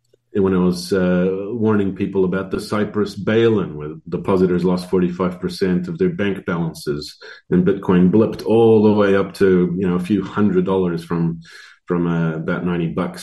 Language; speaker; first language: English; native; English